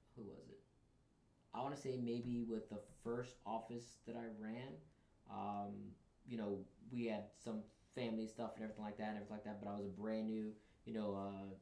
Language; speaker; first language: English; native; English